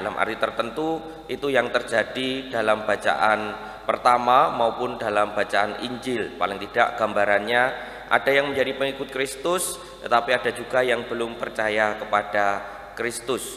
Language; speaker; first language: Indonesian; non-native, local second language; Javanese